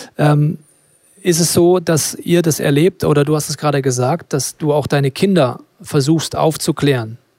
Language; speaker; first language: German; native; German